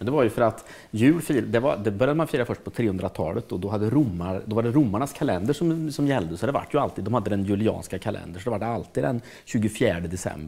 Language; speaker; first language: Swedish; native; Swedish